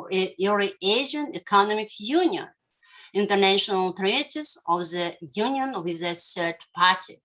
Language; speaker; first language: English; non-native, learner; Russian